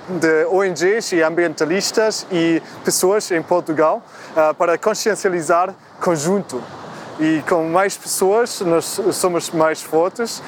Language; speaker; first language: Portuguese; non-native, fluent; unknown